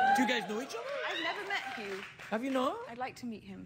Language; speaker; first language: English; native; English